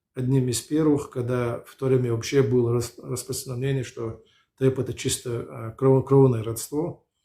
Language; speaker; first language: Russian; non-native, local second language; Chechen